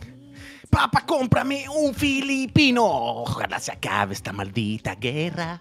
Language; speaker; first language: Spanish; native; Spanish